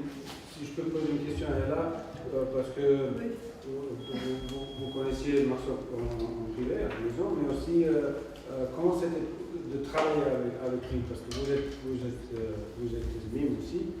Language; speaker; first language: French; non-native, fluent; Serbian